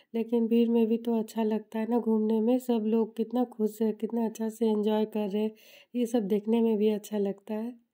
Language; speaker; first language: Hindi; non-native, local second language; Bangla